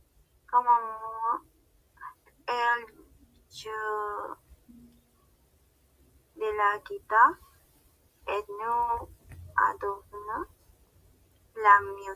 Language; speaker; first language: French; non-native, learner; Spanish